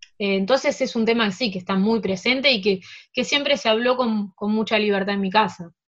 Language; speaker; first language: Spanish; early bilingual, heritage; Spanish